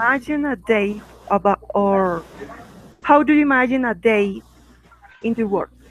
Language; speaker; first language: English; non-native, learner; Spanish